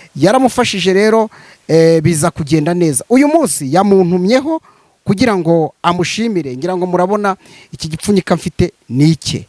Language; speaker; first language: Kinyarwanda; native; Kinyarwanda